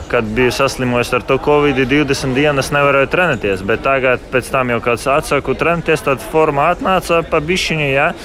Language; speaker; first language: Latvian; non-native, local second language; Russian